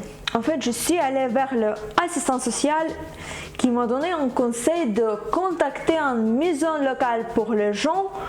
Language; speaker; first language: French; non-native, fluent; Ukrainian